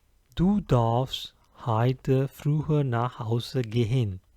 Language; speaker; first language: German; non-native, fluent; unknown